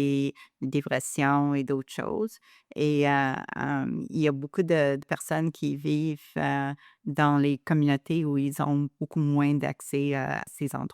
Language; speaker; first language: French; non-native, local second language; English